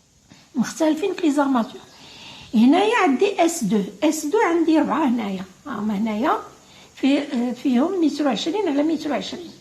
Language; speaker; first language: Arabic; native; Arabic